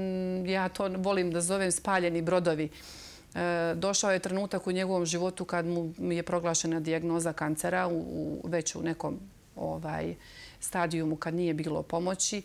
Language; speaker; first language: Serbian; native; Serbian